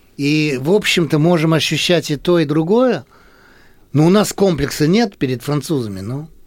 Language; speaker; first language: Russian; early bilingual, heritage; Russian